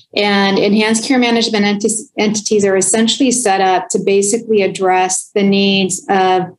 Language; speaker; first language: English; early bilingual, other home language; Spanish